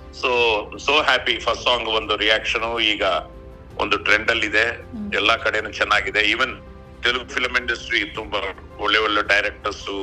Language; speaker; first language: Kannada; non-native, local second language; Telugu